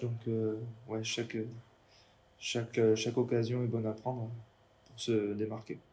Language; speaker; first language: French; native; French